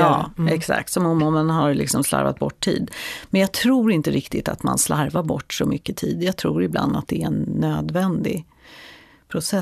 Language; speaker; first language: Swedish; native; Swedish